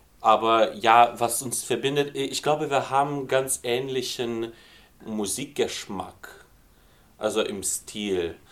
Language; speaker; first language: German; non-native, fluent; Lithuanian